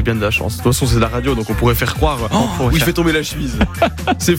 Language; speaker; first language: French; native; French